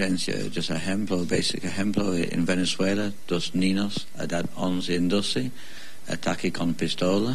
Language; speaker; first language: Spanish; non-native, learner; English